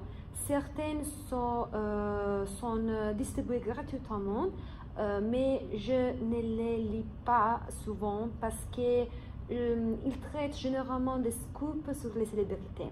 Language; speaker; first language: French; non-native, fluent; English